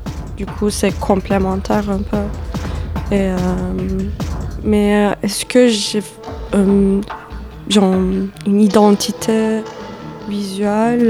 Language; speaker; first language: French; non-native, fluent; Turkish